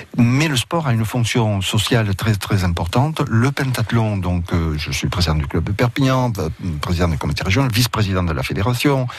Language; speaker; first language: French; early bilingual, other home language; Catalan